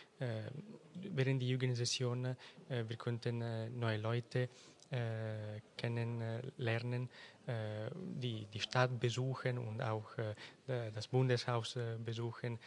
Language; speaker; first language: German; non-native, local second language; Italian